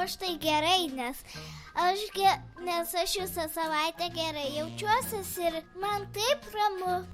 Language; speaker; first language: Lithuanian; early bilingual, heritage; Lithuanian